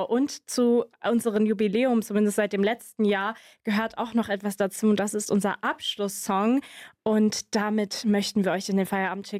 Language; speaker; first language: German; native; German